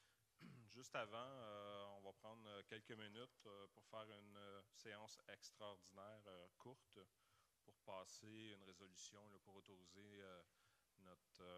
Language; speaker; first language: French; native; French